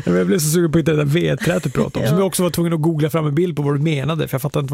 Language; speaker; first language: Swedish; native; Swedish